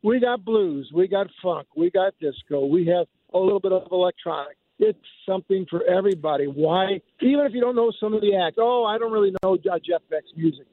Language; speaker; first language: English; native; English